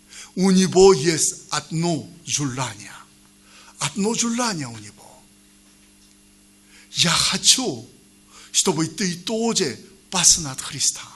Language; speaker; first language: Russian; non-native, learner; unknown